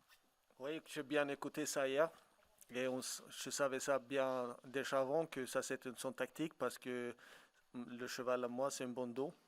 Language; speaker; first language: French; non-native, fluent; Swedish